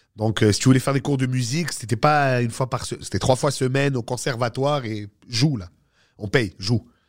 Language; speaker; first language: French; native; French